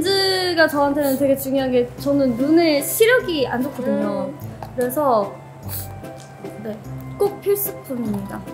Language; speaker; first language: Korean; non-native, fluent; Japanese